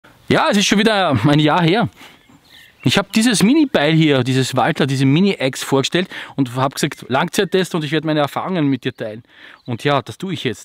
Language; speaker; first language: German; native; German